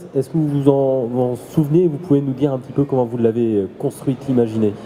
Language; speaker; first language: French; native; French